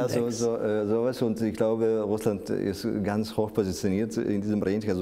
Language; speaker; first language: German; non-native, fluent; Russian